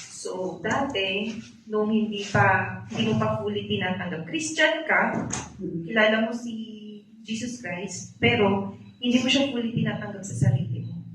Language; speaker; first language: Filipino; native; Filipino